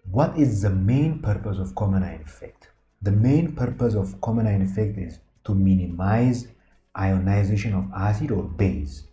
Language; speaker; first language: English; non-native, local second language; Amharic